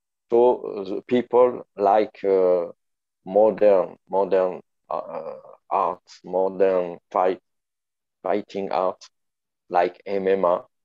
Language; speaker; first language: English; non-native, learner; French